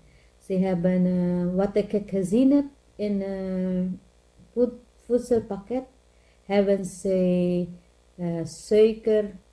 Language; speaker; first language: Dutch; non-native, learner; Filipino